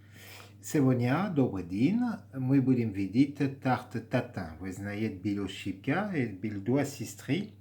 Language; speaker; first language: Russian; non-native, learner; French